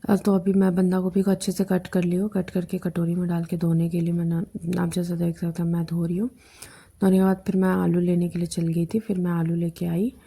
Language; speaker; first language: Hindi; non-native, local second language; Bangla